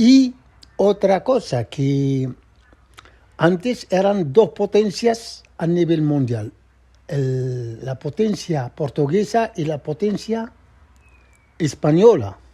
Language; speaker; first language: Spanish; non-native, fluent; Arabic